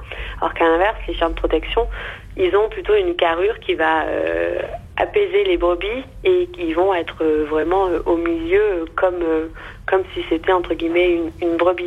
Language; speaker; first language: French; native; French